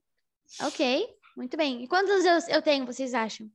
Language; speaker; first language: Portuguese; native; Portuguese